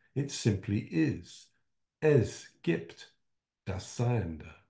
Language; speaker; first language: German; non-native, fluent; English